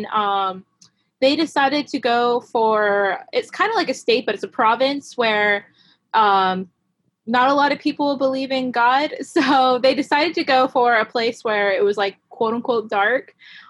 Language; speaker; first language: English; native; English